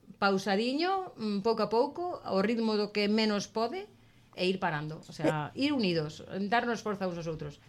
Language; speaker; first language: Galician; non-native, local second language; Spanish